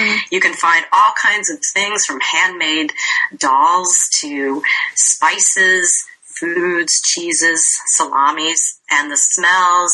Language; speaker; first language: English; native; English